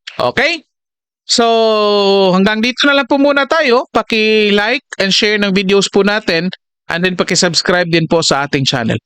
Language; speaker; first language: Filipino; non-native, local second language; Cebuano